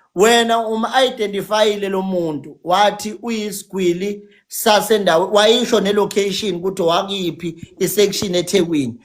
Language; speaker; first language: Zulu; native; Zulu